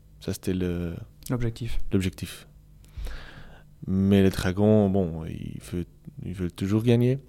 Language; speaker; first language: French; non-native, local second language; Dutch